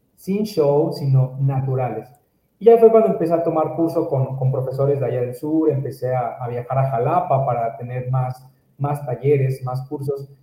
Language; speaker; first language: Spanish; native; Spanish